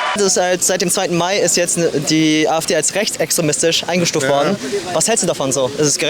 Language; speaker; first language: German; native; German